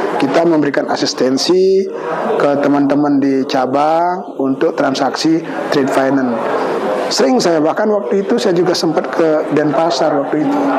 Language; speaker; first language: Indonesian; non-native, local second language; Balinese